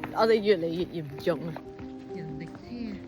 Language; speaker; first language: Cantonese; native; Cantonese